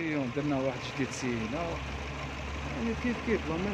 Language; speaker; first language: Arabic; native; Arabic